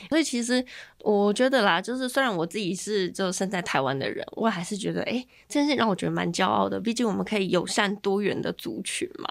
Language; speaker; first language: Chinese; native; Chinese